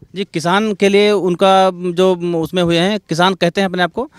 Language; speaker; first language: Hindi; native; Hindi